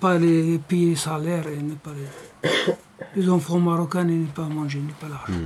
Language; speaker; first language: French; non-native, learner; Arabic